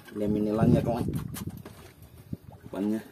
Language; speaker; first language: Indonesian; native; Indonesian